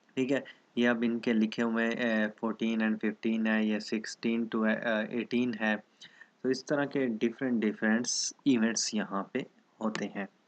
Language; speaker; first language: Urdu; non-native, local second language; Saraiki